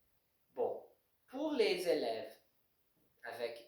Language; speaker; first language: French; non-native, fluent; Portuguese